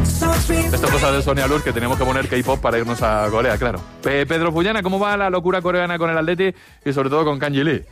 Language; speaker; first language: Spanish; native; Spanish